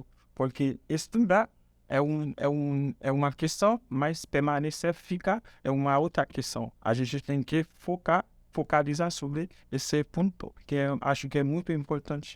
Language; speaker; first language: Portuguese; non-native, fluent; Haitian Creole